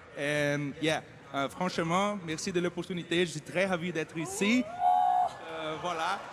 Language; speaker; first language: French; non-native, learner; Portuguese